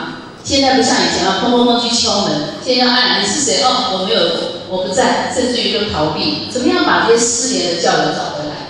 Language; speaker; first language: Chinese; native; Chinese